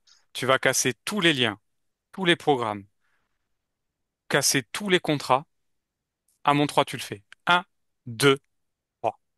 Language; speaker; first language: French; native; French